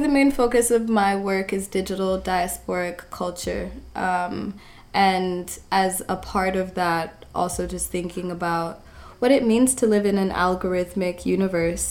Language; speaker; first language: English; native; English